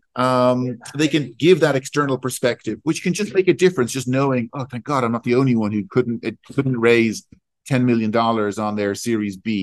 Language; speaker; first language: English; native; English